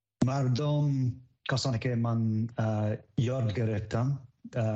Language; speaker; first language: Persian; non-native, learner; English